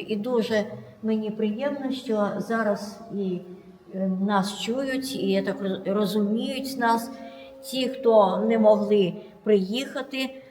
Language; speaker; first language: Ukrainian; non-native, local second language; Russian